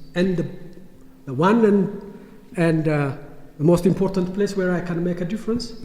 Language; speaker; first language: English; non-native, local second language; Amharic